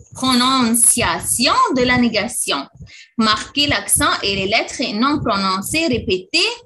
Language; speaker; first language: French; non-native, fluent; Arabic